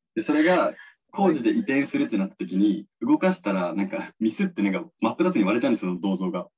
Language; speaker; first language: Japanese; native; Japanese